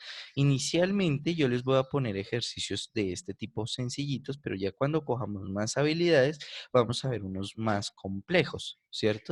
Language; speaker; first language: Spanish; native; Spanish